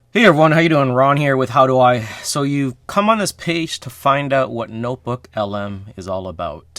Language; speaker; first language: English; native; English